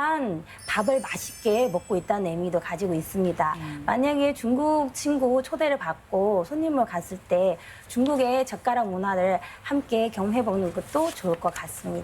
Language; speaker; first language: Korean; non-native, fluent; Chinese